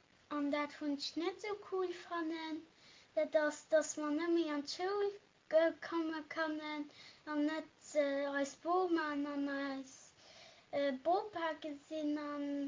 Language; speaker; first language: German; non-native, local second language; Luxembourgish